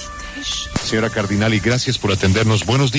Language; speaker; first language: Spanish; native; Spanish